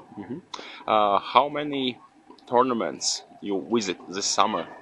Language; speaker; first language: English; non-native, learner; Latvian